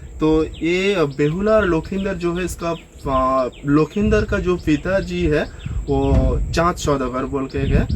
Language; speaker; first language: Hindi; non-native, local second language; Bangla